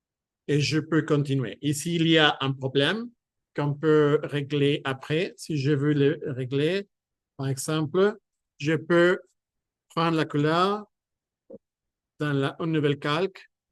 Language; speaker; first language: French; non-native, fluent; Spanish